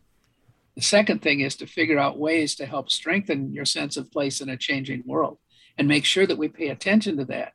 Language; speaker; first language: English; native; English